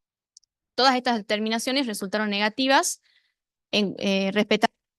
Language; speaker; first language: Spanish; native; Spanish